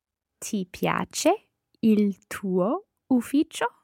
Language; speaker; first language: Italian; non-native, learner; English